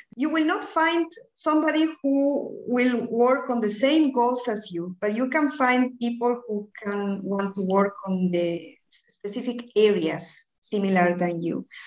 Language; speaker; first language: English; non-native, fluent; Spanish